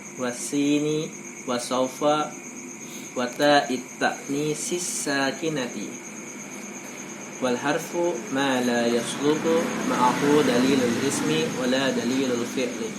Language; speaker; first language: Arabic; non-native, learner; Indonesian